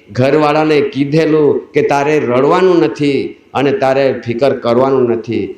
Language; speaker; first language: Gujarati; non-native, local second language; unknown